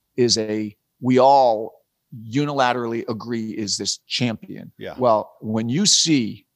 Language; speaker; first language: English; native; English